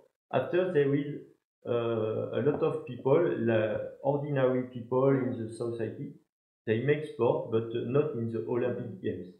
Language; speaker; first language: English; non-native, learner; French